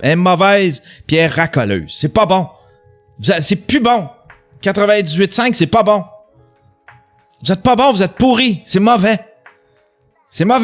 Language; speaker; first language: French; native; French